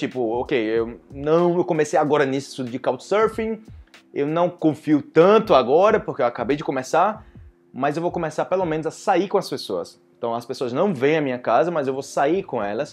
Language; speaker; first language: Portuguese; native; Portuguese